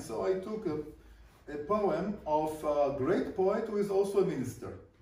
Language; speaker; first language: English; non-native, fluent; Hebrew